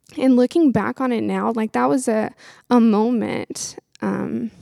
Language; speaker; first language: English; native; English